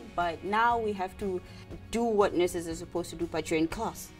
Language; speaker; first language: English; non-native, local second language; Shona